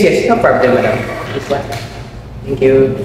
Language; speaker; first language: English; non-native, local second language; Filipino